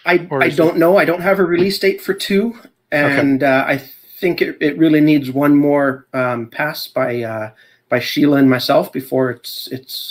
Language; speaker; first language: English; native; English